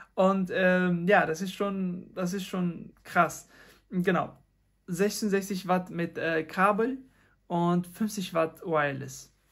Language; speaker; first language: German; non-native, fluent; Persian